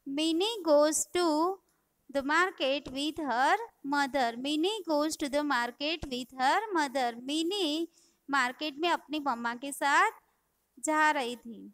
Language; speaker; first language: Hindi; non-native, local second language; Gujarati